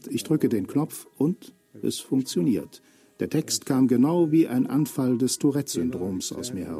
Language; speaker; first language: German; native; German